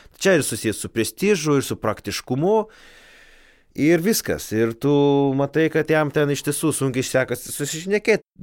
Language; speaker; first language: Lithuanian; non-native, local second language; Polish